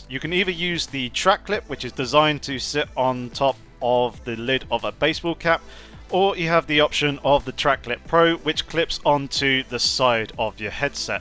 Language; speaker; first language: English; native; English